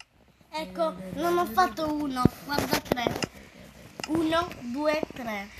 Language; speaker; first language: Italian; early bilingual, other home language; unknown